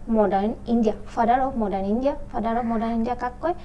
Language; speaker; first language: English; non-native, local second language; Assamese